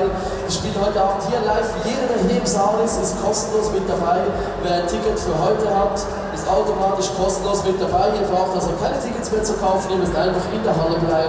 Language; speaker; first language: German; native; German